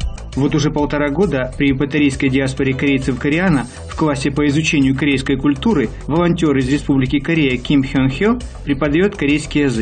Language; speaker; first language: Russian; native; Russian